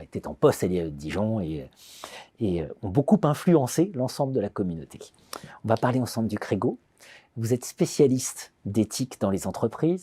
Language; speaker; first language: French; native; French